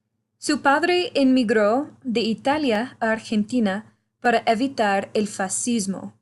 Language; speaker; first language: Spanish; non-native, learner; English